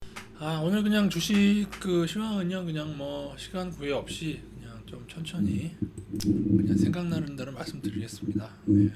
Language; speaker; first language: Korean; native; Korean